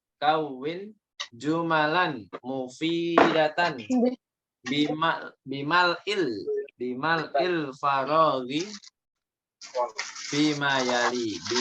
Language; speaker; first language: Arabic; non-native, fluent; Indonesian